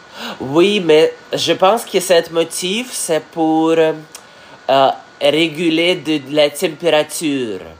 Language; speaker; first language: French; non-native, learner; Russian